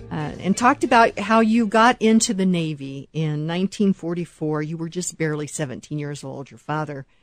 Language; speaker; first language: English; native; English